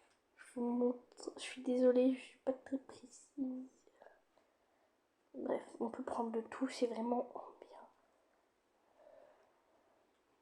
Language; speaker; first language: French; native; French